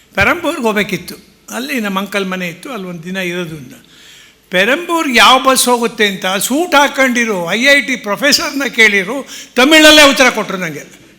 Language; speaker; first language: Kannada; early bilingual, heritage; Kannada